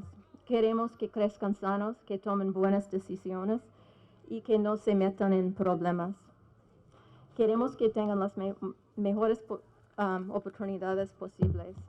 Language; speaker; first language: Spanish; non-native, fluent; English